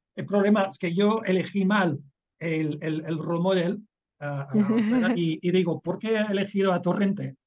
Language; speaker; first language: Spanish; non-native, fluent; English